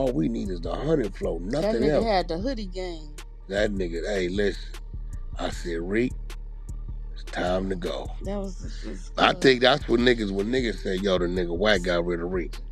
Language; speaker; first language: English; native; English